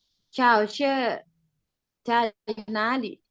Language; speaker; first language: Chinese; non-native, learner; Indonesian